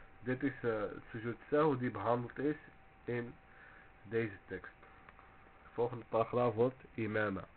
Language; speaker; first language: Dutch; early bilingual, other home language; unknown